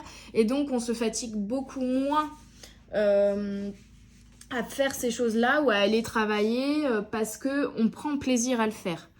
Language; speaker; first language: French; native; French